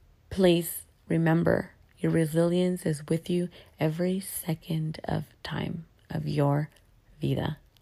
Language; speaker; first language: English; early bilingual, other home language; Spanish